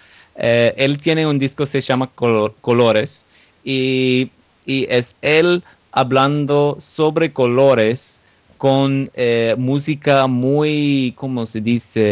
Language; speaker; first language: Spanish; non-native, learner; English